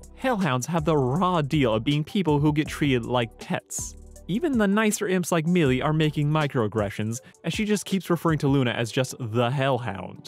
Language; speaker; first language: English; native; English